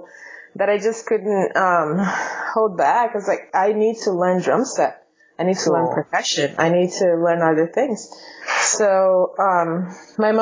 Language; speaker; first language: English; non-native, fluent; Portuguese